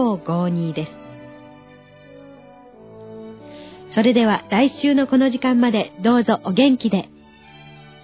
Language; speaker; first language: Japanese; native; Japanese